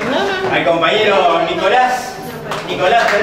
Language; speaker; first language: Spanish; native; Spanish